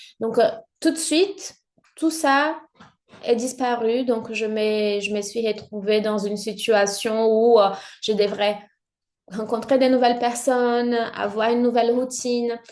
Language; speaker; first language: French; non-native, fluent; Portuguese